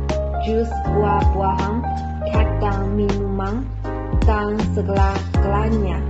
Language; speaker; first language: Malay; non-native, learner; Chinese